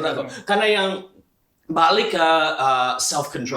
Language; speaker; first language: Indonesian; non-native, fluent; English